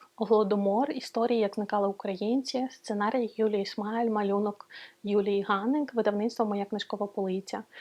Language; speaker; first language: Ukrainian; non-native, local second language; Russian